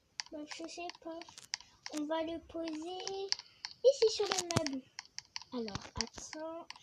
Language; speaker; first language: French; native; French